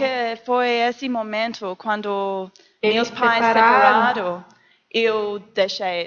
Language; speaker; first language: Portuguese; non-native, learner; English